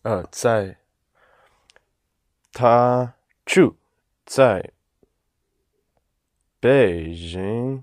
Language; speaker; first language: Chinese; non-native, learner; English